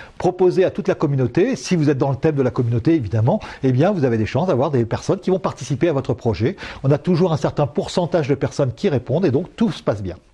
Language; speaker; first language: French; native; French